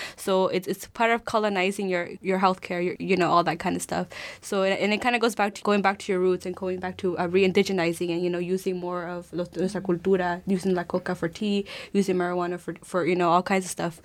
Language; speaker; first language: English; early bilingual, other home language; Spanish